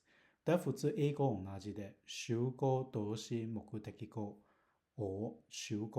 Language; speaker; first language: Japanese; non-native, learner; Cantonese